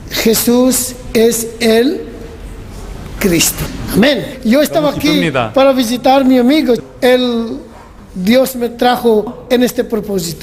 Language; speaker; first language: Spanish; non-native, learner; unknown